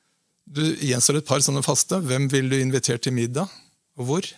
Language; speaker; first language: Norwegian; native; Norwegian